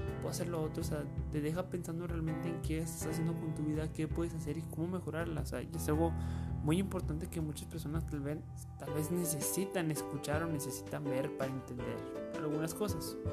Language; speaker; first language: Spanish; native; Spanish